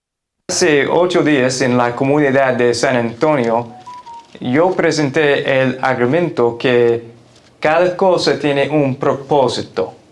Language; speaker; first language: Spanish; non-native, fluent; English